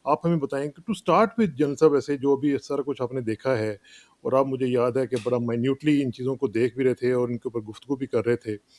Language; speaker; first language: Urdu; non-native, local second language; Punjabi